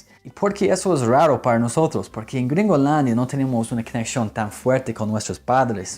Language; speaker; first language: Spanish; non-native, fluent; English